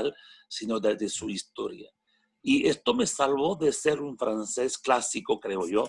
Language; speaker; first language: Spanish; non-native, fluent; French